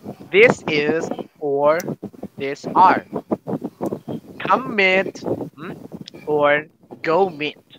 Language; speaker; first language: English; non-native, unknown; Vietnamese